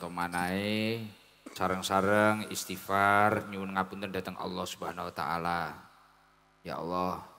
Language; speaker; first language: Indonesian; non-native, local second language; Javanese